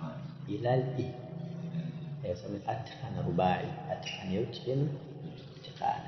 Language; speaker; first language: Arabic; non-native, fluent; Swahili